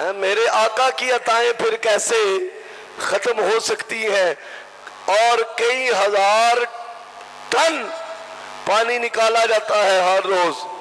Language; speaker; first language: Urdu; native; Urdu